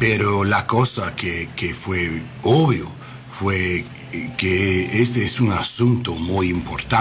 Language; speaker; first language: Spanish; non-native, learner; English